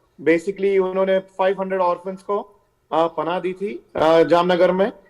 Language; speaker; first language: Hindi; native; Hindi